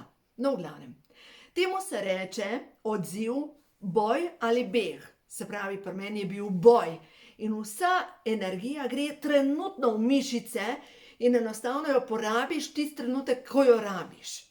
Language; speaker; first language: Slovenian; native; Slovenian